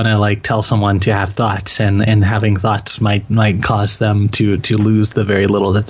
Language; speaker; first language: English; native; English